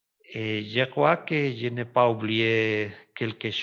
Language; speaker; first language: French; non-native, fluent; Spanish